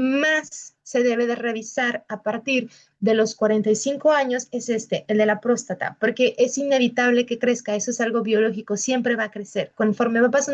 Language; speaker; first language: Spanish; native; Spanish